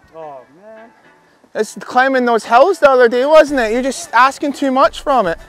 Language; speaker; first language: English; native; English